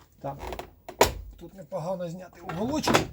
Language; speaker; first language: Ukrainian; native; Ukrainian